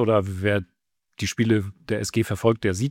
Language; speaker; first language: German; native; German